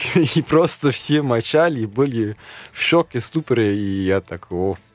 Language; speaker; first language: Russian; non-native, fluent; German